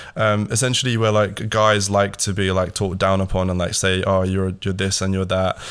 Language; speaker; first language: English; early bilingual, other home language; Latvian